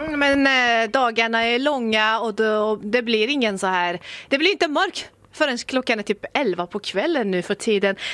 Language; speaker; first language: Swedish; early bilingual, other home language; Persian